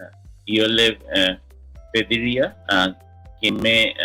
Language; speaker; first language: Spanish; non-native, learner; English